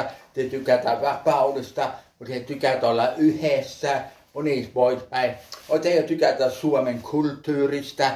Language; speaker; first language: Finnish; early bilingual, heritage; Finnish